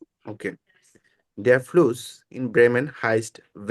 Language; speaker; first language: German; non-native, fluent; Bangla